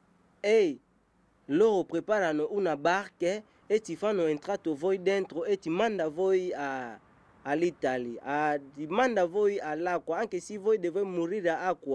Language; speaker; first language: Italian; non-native, learner; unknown